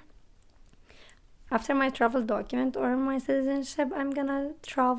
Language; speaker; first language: English; non-native, learner; Arabic